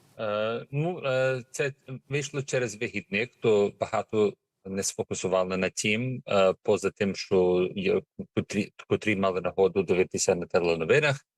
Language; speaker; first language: Ukrainian; early bilingual, heritage; Ukrainian